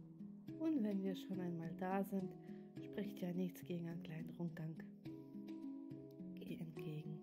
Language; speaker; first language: German; native; German